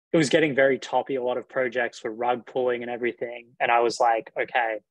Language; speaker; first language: English; native; English